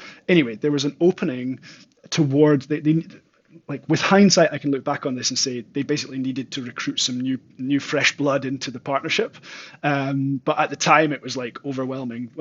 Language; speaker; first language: English; native; English